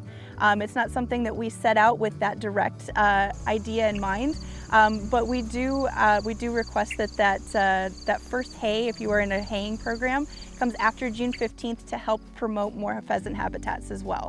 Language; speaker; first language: English; native; English